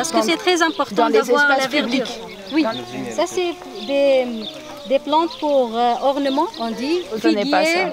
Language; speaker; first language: French; non-native, fluent; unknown